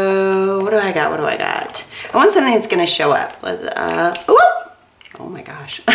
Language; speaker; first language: English; native; English